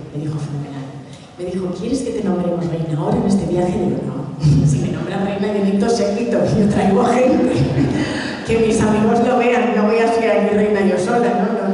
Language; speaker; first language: Spanish; early bilingual, other home language; Catalan